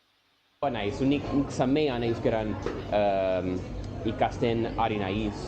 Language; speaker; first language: Basque; non-native, learner; English